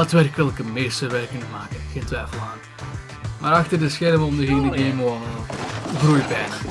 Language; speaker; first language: Dutch; native; Dutch